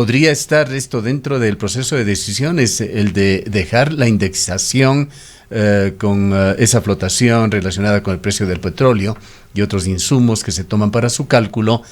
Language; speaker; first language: Spanish; native; Spanish